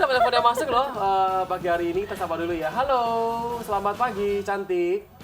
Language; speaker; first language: Indonesian; native; Indonesian